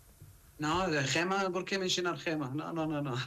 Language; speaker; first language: Spanish; non-native, learner; Arabic